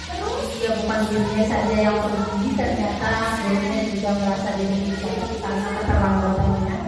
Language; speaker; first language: Indonesian; native; Indonesian